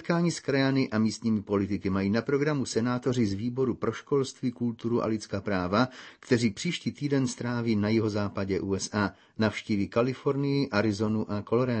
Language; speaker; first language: Czech; native; Czech